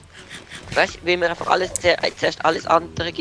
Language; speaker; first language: German; native; German